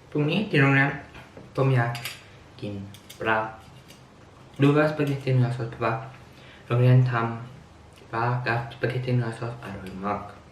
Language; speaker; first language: Thai; early bilingual, heritage; Thai